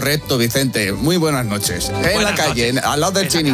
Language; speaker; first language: Spanish; native; Spanish